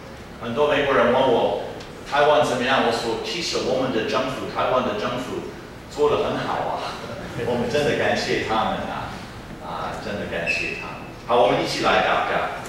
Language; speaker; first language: Chinese; non-native, fluent; English